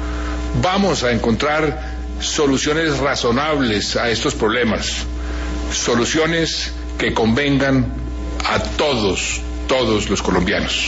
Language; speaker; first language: Spanish; native; Spanish